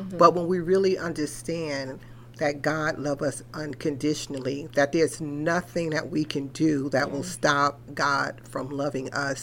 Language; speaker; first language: English; native; English